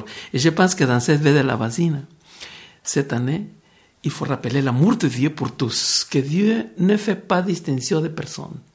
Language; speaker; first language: French; non-native, fluent; Spanish